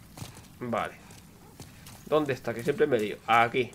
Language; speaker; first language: Spanish; native; Spanish